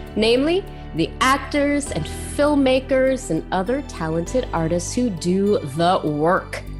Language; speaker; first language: English; native; English